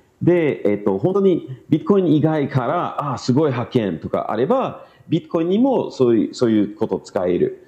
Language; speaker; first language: Japanese; non-native, learner; English